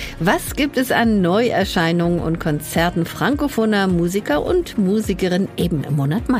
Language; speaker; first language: German; native; German